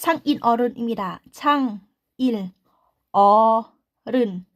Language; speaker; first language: Korean; non-native, learner; Thai